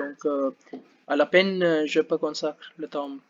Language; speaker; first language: French; non-native, learner; Hindi